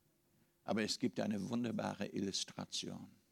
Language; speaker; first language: German; non-native, fluent; English